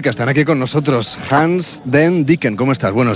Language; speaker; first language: Spanish; native; Spanish